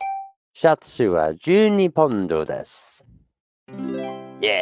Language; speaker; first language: Japanese; non-native, learner; English